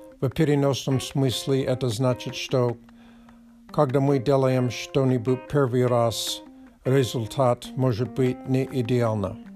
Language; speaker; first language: Russian; non-native, learner; English